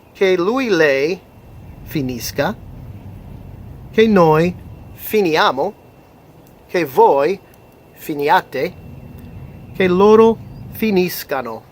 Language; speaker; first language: Italian; non-native, fluent; English